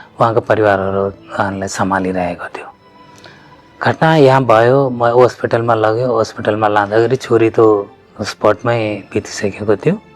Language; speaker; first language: Nepali; non-native, fluent; Malayalam